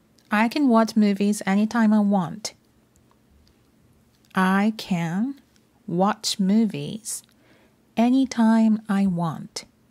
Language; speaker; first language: English; non-native, fluent; Japanese